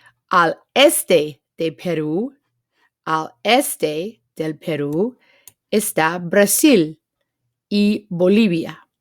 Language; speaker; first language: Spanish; non-native, fluent; English